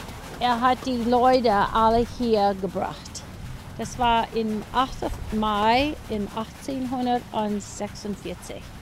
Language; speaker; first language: German; early bilingual, heritage; English